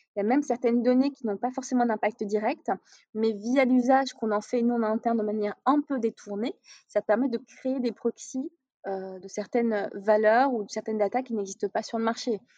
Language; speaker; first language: French; non-native, local second language; Arabic